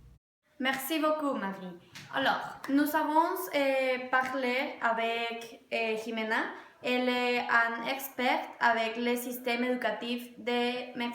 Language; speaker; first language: French; non-native, learner; Spanish